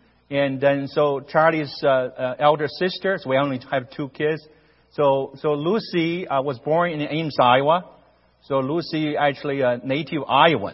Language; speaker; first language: English; non-native, fluent; Chinese